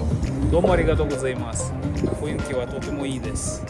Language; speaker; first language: Russian; non-native, learner; Japanese